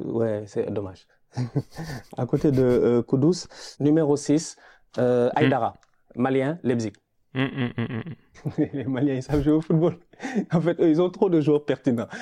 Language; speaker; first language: French; non-native, local second language; Wolof